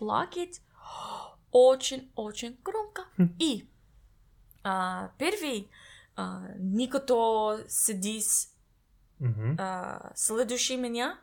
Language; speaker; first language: Russian; non-native, learner; English